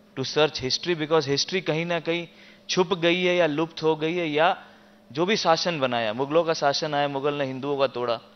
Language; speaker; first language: Hindi; native; Hindi